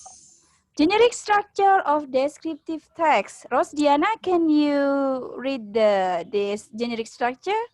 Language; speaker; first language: English; non-native, learner; Indonesian